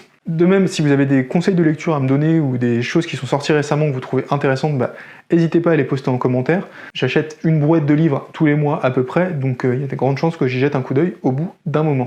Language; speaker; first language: French; native; French